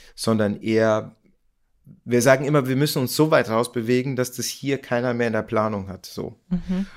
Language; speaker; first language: German; native; German